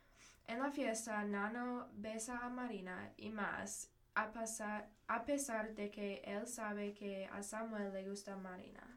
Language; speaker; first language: Spanish; non-native, learner; English